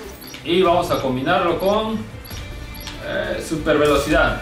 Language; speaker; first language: Spanish; native; Spanish